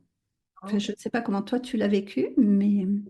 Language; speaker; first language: French; native; French